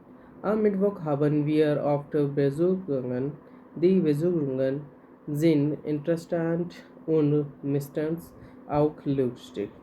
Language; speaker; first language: German; non-native, learner; Hindi